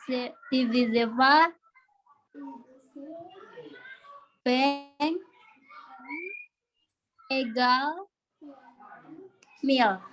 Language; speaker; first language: French; non-native, learner; Indonesian